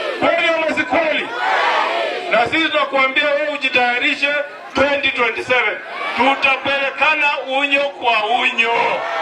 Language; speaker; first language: Swahili; non-native, local second language; Gusii